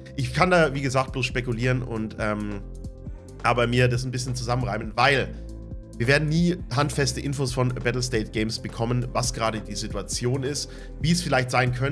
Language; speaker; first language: German; native; German